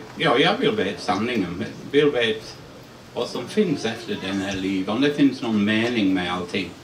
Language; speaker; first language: Swedish; non-native, fluent; English